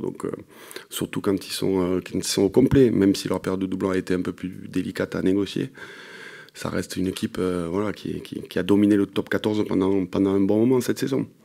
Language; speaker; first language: French; native; French